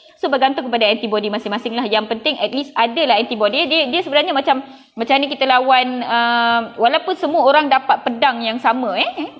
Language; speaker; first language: Malay; non-native, local second language; Tamil